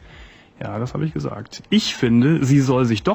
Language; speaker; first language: German; native; German